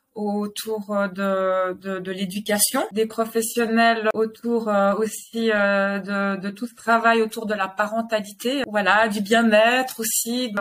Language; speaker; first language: French; native; French